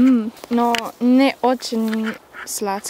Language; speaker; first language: Russian; non-native, learner; English